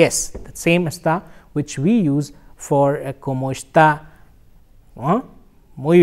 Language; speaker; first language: Spanish; non-native, fluent; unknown